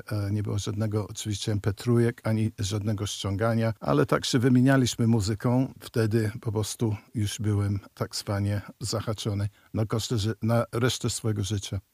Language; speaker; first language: Polish; early bilingual, heritage; Polish